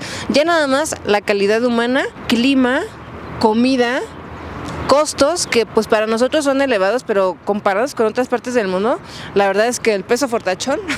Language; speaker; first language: Spanish; native; Spanish